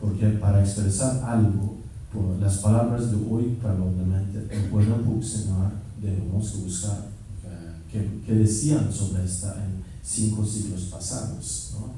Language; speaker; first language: Spanish; non-native, fluent; Persian